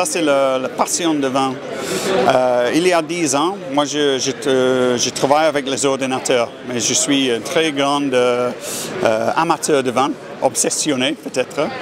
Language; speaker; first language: French; non-native, fluent; English